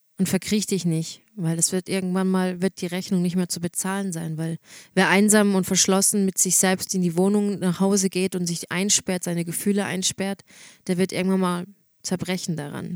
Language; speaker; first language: German; native; German